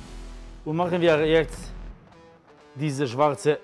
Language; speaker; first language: German; non-native, fluent; Italian